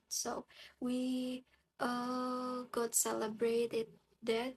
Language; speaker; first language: English; non-native, learner; Indonesian